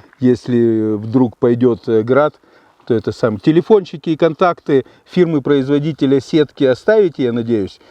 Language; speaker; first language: Russian; native; Russian